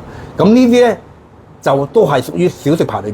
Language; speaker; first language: Cantonese; native; Cantonese